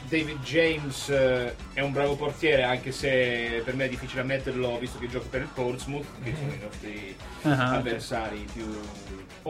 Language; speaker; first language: Italian; non-native, fluent; English